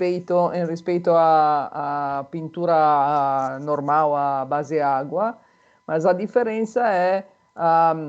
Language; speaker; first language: Portuguese; non-native, fluent; Italian